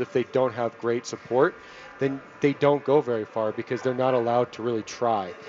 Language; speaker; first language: English; native; English